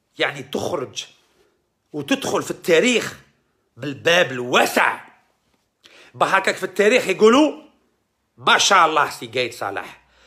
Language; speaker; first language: Arabic; early bilingual, heritage; Arabic